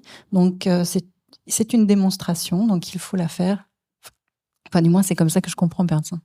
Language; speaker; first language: French; native; French